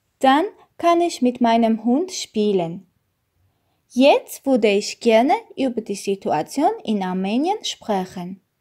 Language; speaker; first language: German; non-native, learner; Armenian